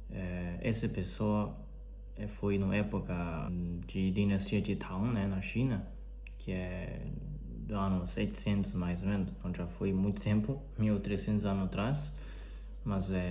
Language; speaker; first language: Portuguese; non-native, learner; Chinese